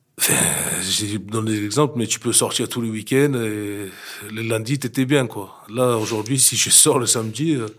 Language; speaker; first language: French; non-native, fluent; English